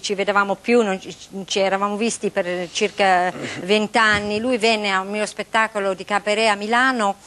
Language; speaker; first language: Italian; non-native, fluent; English